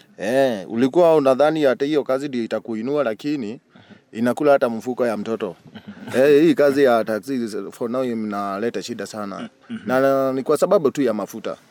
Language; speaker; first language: Swahili; non-native, local second language; Kikuyu